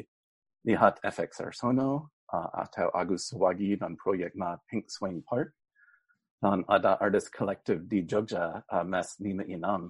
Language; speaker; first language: Indonesian; non-native, fluent; English